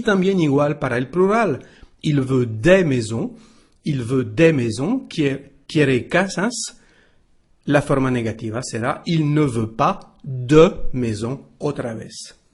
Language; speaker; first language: Spanish; non-native, fluent; French